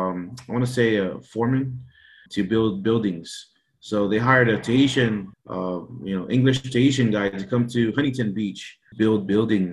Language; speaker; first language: English; early bilingual, other home language; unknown